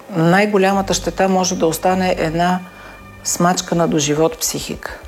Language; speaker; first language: Bulgarian; native; Bulgarian